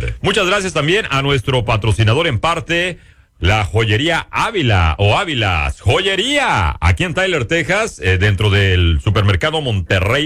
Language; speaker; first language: Spanish; native; Spanish